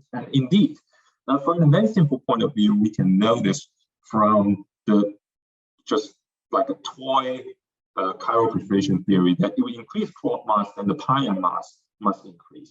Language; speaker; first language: English; non-native, fluent; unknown